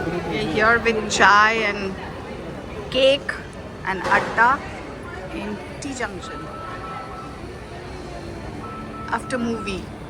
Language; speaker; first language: English; non-native, local second language; Bangla